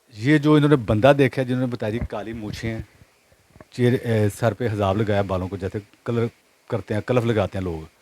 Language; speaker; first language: Hindi; non-native, local second language; Punjabi